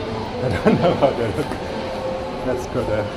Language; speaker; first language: English; non-native, learner; German